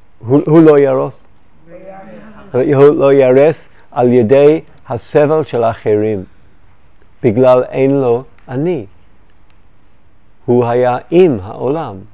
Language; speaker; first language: Hebrew; non-native, fluent; English